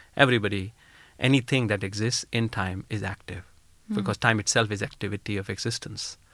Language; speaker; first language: English; non-native, local second language; Hindi